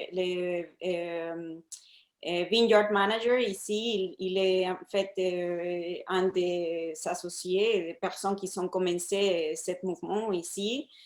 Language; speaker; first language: French; non-native, fluent; Spanish